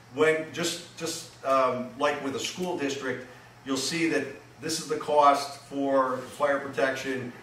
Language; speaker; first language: English; native; English